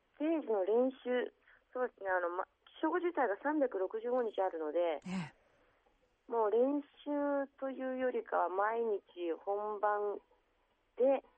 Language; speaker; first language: Japanese; native; Japanese